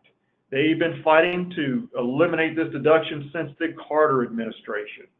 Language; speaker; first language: English; native; English